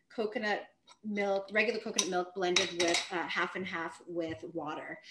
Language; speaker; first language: English; native; English